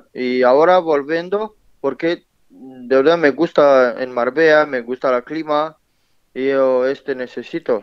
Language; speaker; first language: Spanish; non-native, learner; Romanian